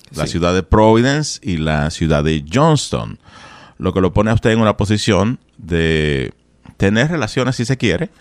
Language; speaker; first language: Spanish; native; Spanish